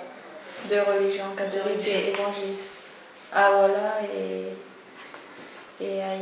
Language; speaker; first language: French; non-native, local second language; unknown